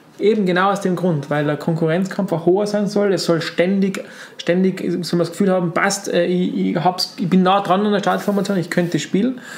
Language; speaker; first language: German; native; German